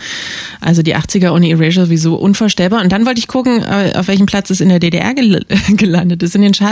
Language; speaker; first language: German; native; German